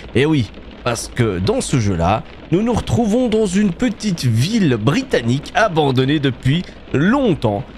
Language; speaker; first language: French; native; French